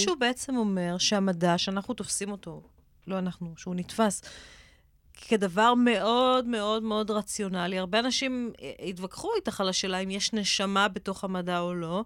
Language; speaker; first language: Hebrew; native; Hebrew